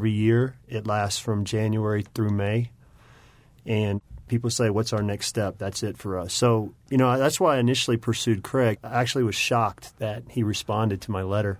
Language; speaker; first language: English; native; English